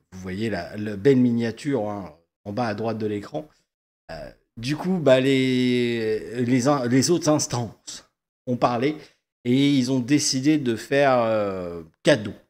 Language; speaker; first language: French; native; French